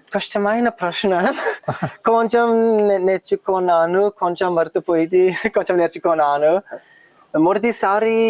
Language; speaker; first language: Telugu; non-native, learner; French